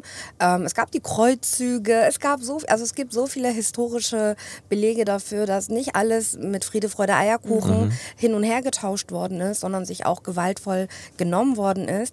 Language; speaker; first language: German; early bilingual, other home language; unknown